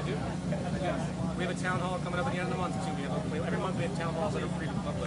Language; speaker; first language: English; native; English